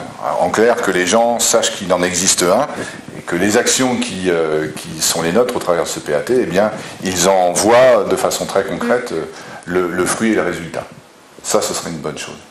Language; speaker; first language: French; native; French